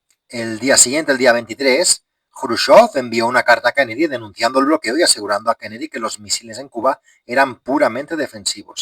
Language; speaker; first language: Spanish; native; Spanish